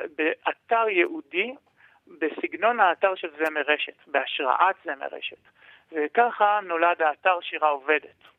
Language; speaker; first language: Hebrew; native; Hebrew